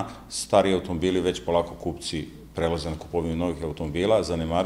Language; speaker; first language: Serbian; native; Serbian